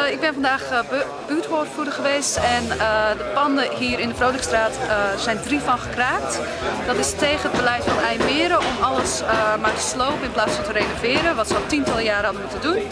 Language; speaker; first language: Dutch; native; Dutch